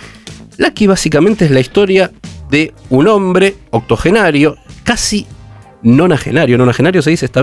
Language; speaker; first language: Spanish; native; Spanish